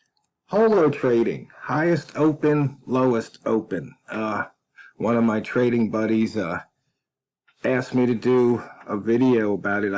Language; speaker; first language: English; native; English